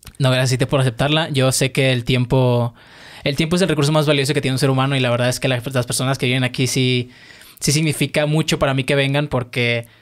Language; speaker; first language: Spanish; native; Spanish